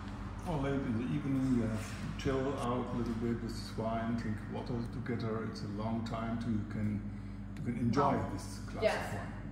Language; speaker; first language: English; non-native, learner; German